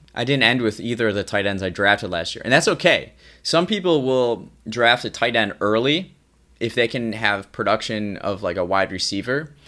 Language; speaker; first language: English; native; English